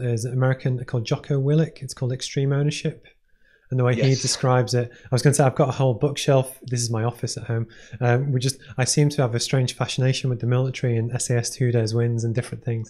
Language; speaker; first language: English; native; English